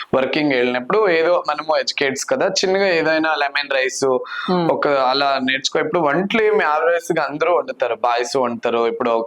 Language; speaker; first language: Telugu; non-native, local second language; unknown